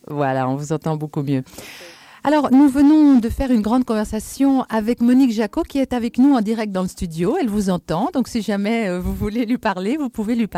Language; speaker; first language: French; native; French